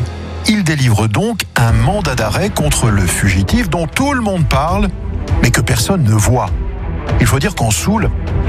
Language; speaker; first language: French; native; French